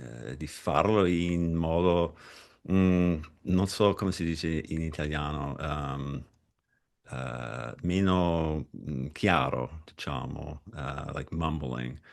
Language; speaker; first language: Italian; non-native, fluent; English